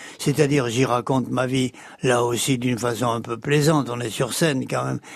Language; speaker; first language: French; native; French